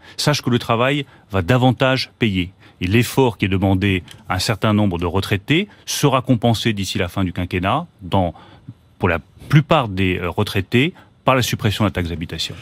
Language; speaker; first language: French; native; French